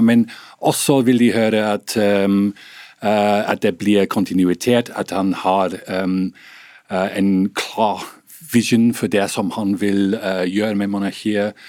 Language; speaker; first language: Norwegian; non-native, fluent; English